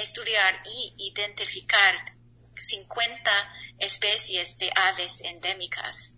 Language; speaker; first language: Spanish; non-native, learner; English